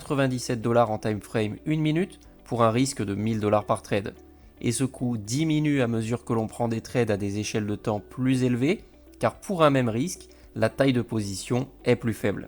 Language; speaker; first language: French; native; French